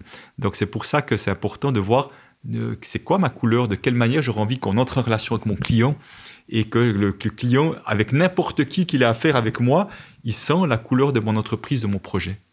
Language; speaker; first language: French; native; French